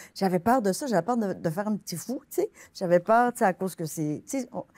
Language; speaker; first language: French; native; French